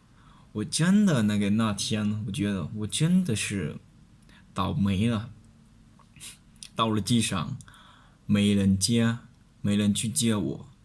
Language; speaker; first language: Chinese; non-native, learner; Lao